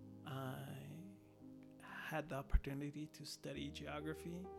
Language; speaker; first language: English; early bilingual, other home language; Spanish